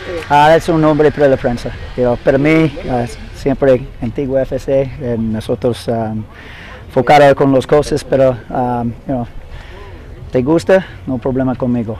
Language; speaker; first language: Spanish; non-native, learner; English